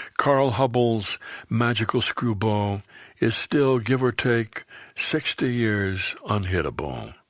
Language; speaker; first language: English; native; English